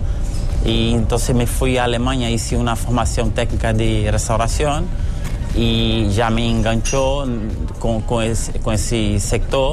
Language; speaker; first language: Spanish; non-native, fluent; Portuguese